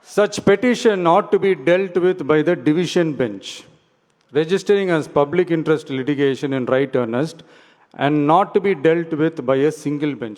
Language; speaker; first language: English; non-native, local second language; Tamil